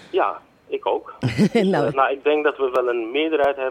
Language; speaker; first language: Dutch; native; Dutch